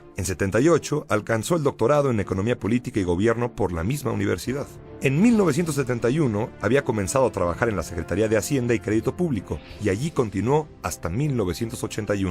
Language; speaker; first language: Spanish; native; Spanish